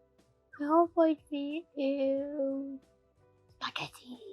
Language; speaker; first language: Welsh; non-native, local second language; English